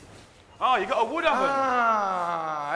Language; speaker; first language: English; native; English